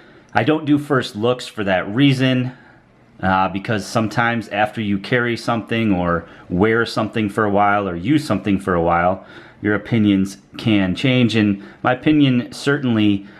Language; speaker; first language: English; native; English